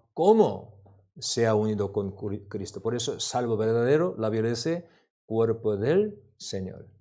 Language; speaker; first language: Spanish; non-native, learner; Korean